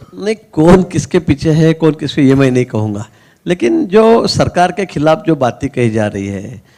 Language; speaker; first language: Hindi; non-native, local second language; Marathi